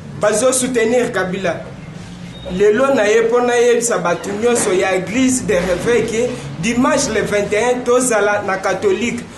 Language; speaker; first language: Lingala; native; Lingala